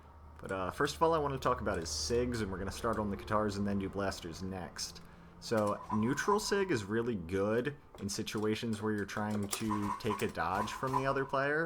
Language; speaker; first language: English; native; English